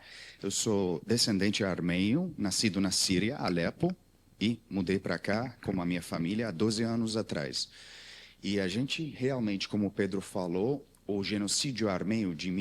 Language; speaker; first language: Portuguese; non-native, learner; Armenian